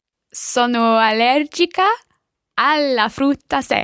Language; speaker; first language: Italian; non-native, learner; English